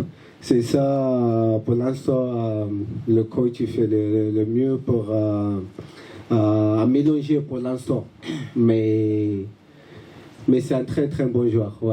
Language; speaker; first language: French; non-native, learner; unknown